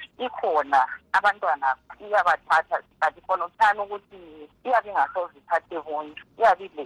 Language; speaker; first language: Zulu; native; Zulu